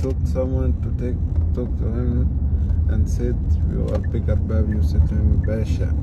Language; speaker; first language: English; non-native, learner; Arabic